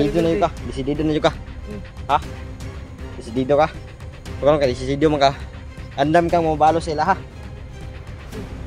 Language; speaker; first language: Filipino; non-native, local second language; Cebuano